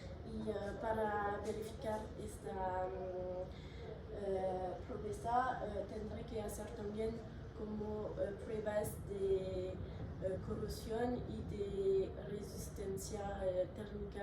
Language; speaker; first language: Spanish; non-native, learner; French